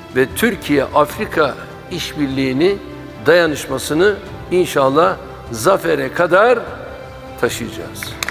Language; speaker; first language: Turkish; native; Turkish